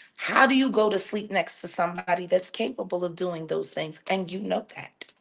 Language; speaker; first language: English; native; English